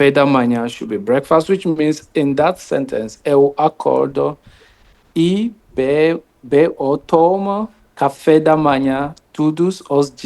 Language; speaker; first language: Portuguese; non-native, learner; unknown